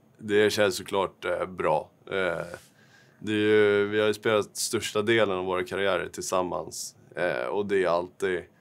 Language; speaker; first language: Swedish; native; Swedish